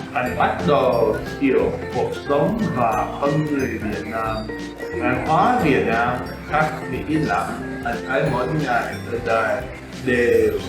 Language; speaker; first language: Vietnamese; non-native, learner; English